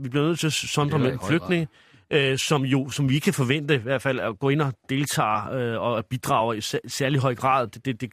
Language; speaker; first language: Danish; early bilingual, other home language; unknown